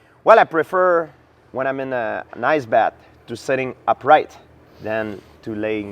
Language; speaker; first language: English; non-native, fluent; French